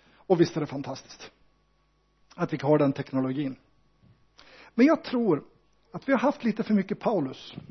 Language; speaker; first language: Swedish; native; Swedish